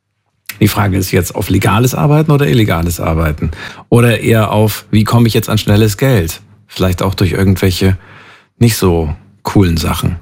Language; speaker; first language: German; native; German